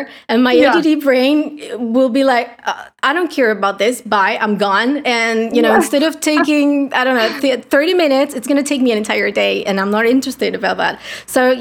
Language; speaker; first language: English; non-native, fluent; Spanish